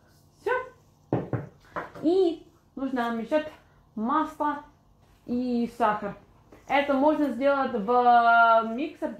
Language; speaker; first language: Russian; non-native, fluent; English